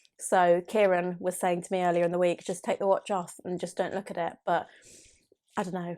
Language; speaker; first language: English; native; English